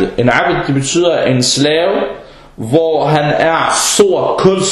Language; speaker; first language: Danish; early bilingual, other home language; Arabic